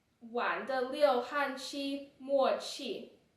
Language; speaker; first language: Chinese; non-native, learner; English